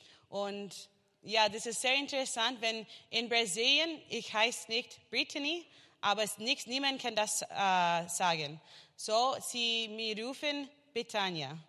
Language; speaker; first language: German; non-native, learner; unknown